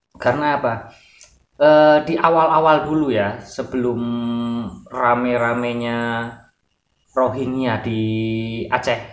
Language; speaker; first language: Indonesian; native; Indonesian